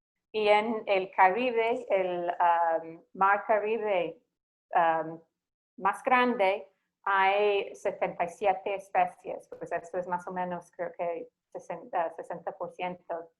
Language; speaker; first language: Spanish; non-native, fluent; English